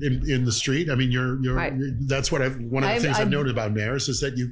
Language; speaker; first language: English; native; English